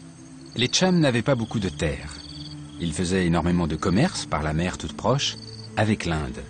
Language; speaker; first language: French; native; French